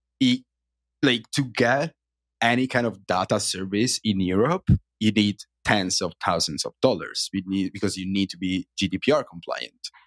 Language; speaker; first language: English; non-native, fluent; Italian